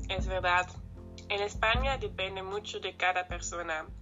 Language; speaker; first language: Spanish; non-native, learner; German